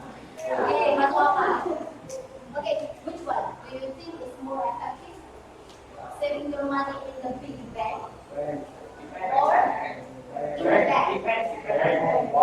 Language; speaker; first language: English; non-native, learner; Indonesian